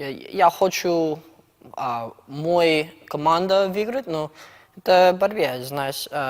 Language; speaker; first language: Russian; early bilingual, heritage; Russian